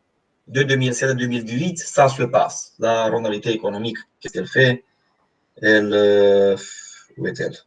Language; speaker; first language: French; non-native, fluent; Romanian